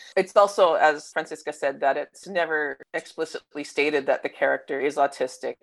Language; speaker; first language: English; native; English